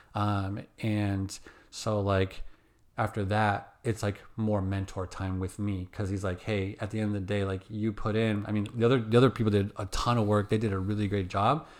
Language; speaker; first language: English; native; English